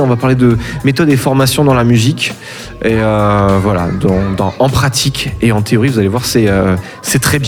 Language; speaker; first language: French; native; French